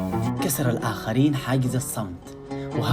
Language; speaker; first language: Arabic; native; Arabic